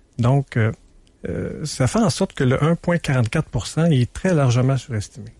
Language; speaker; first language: French; native; French